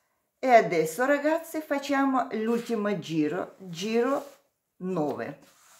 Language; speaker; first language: Italian; non-native, learner; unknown